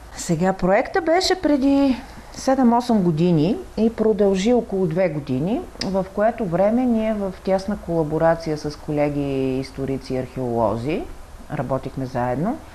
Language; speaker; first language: Bulgarian; native; Bulgarian